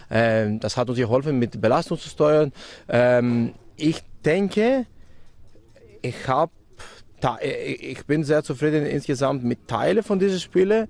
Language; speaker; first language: German; non-native, fluent; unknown